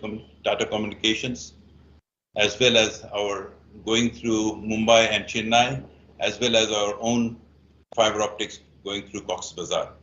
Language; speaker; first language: English; non-native, fluent; Bangla